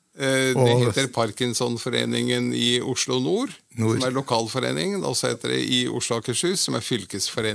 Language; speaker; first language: Norwegian; native; Norwegian